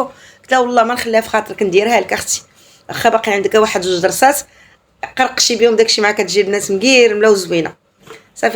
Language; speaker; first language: Arabic; native; Arabic